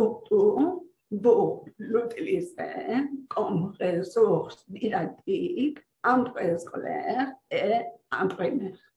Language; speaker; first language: French; non-native, fluent; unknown